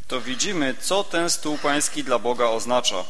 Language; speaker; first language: Polish; native; Polish